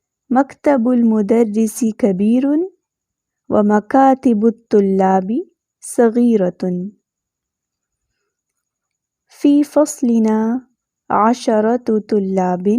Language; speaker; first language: Arabic; non-native, fluent; Urdu